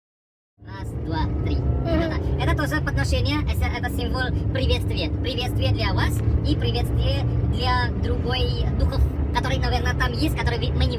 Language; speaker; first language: Russian; non-native, learner; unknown